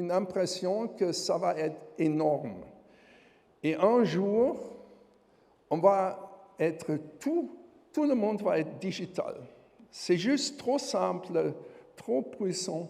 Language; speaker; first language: French; non-native, fluent; German